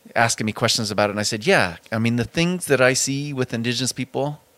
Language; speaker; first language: English; native; English